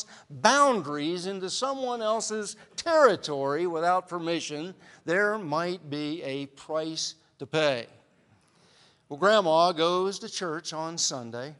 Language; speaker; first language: English; native; English